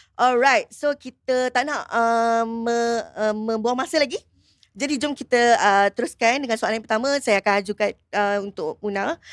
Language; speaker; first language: Malay; native; Malay